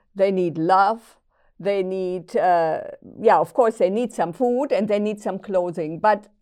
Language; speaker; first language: English; non-native, fluent; German